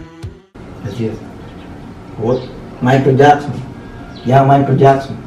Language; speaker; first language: Russian; non-native, learner; Spanish